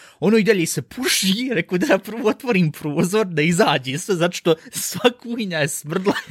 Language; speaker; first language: Bosnian; early bilingual, heritage; Bosnian